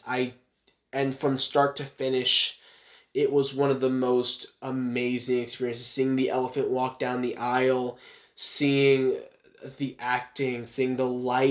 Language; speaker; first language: English; native; English